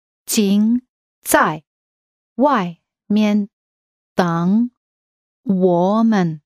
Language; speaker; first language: Chinese; non-native, learner; English